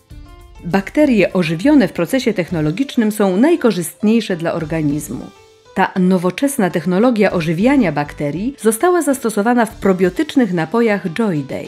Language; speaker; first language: Polish; native; Polish